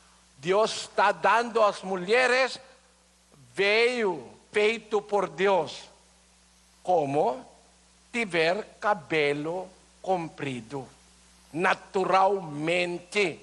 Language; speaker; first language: Portuguese; non-native, learner; Filipino